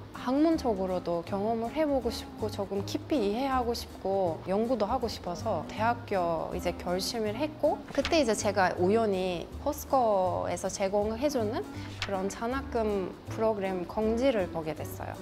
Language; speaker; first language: Korean; non-native, fluent; Turkish